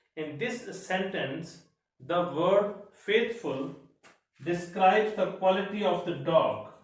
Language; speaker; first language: English; non-native, local second language; Punjabi